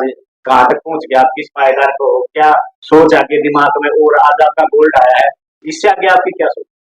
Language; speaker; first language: Hindi; native; Hindi